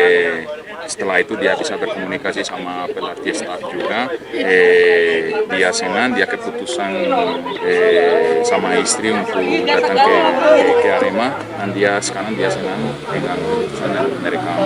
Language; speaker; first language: Indonesian; non-native, fluent; Portuguese